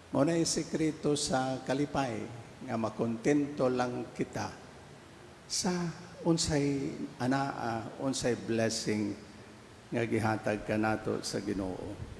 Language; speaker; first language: Cebuano; native; Cebuano